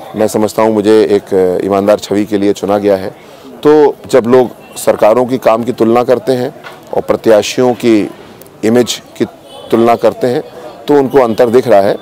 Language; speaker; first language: Hindi; native; Hindi